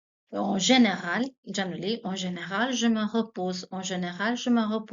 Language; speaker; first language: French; non-native, fluent; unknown